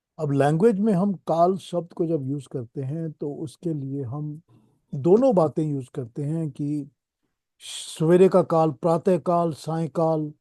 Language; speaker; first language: Hindi; native; Hindi